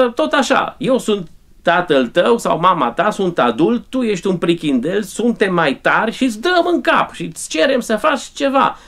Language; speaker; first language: Romanian; native; Romanian